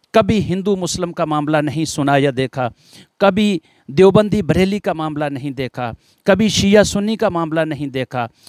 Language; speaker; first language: Hindi; non-native, local second language; Gujari